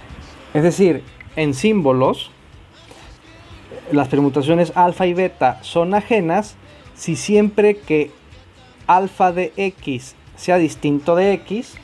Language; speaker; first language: Spanish; native; Spanish